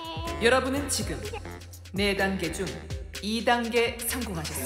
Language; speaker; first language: Korean; native; Korean